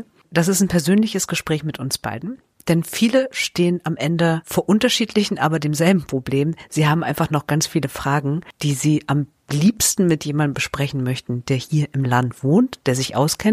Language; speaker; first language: German; native; German